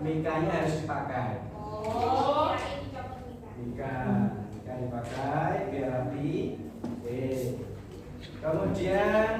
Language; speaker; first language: Indonesian; native; Indonesian